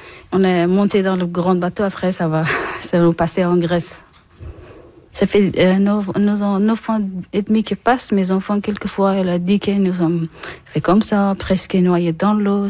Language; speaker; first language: French; non-native, learner; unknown